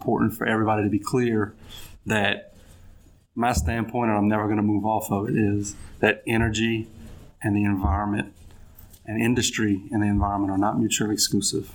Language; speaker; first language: English; native; English